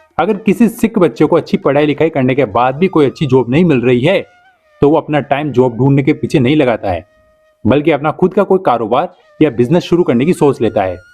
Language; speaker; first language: Hindi; native; Hindi